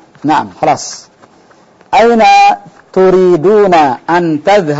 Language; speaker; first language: Arabic; non-native, fluent; Indonesian